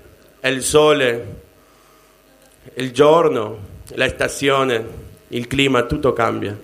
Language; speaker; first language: Italian; non-native, learner; Spanish